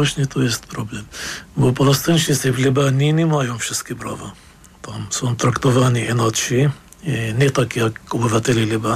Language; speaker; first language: Polish; non-native, fluent; Arabic